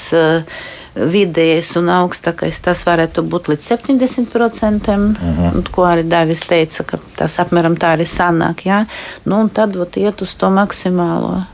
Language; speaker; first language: Latvian; non-native, local second language; Russian